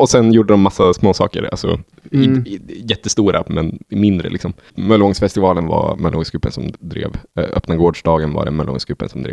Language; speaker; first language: Swedish; native; Swedish